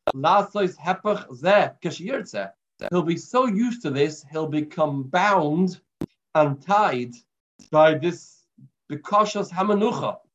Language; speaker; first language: English; native; English